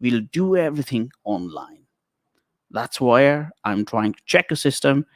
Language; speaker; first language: English; non-native, local second language; Nepali